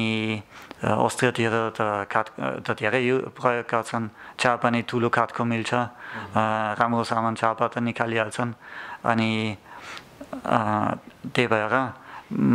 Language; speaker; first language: Nepali; non-native, learner; German